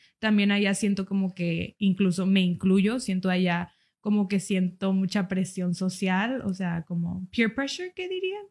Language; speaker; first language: Spanish; early bilingual, heritage; Spanish